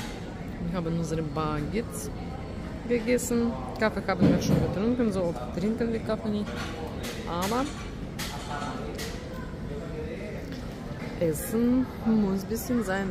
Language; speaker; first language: German; non-native, learner; Russian